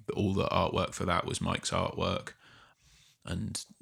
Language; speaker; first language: English; native; English